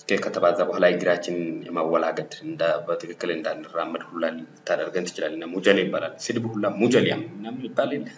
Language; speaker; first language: Amharic; non-native, local second language; Oromo